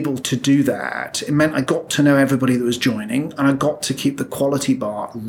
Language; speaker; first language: English; native; English